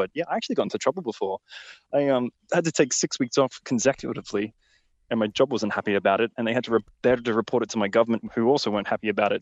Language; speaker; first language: English; native; English